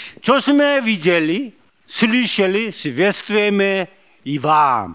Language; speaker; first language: Czech; non-native, learner; Korean